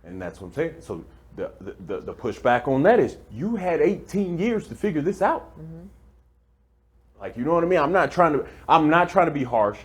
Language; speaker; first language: English; native; English